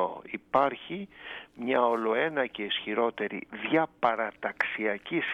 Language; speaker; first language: Greek; native; Greek